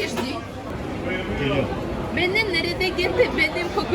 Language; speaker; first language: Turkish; non-native, learner; Russian